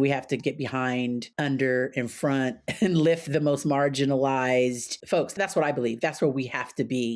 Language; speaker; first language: English; native; English